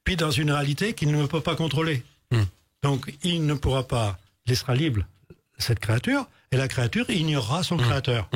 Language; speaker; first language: French; native; French